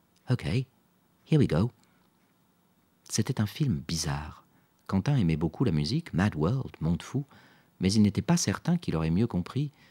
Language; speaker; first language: French; native; French